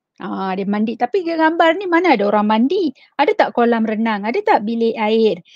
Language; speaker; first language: Malay; non-native, local second language; Tamil